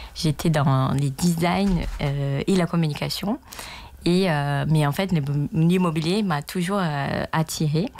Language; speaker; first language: French; non-native, fluent; Portuguese